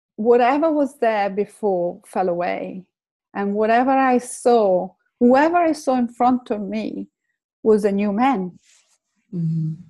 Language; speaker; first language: English; non-native, fluent; Italian